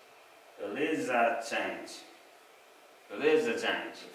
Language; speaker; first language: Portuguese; non-native, learner; English